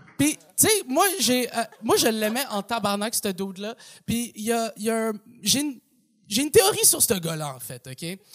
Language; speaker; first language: French; early bilingual, other home language; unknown